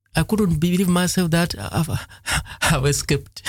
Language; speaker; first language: English; non-native, local second language; Ganda